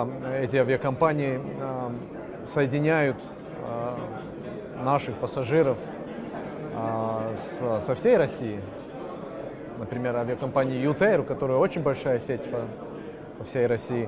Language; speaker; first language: Russian; non-native, local second language; Latvian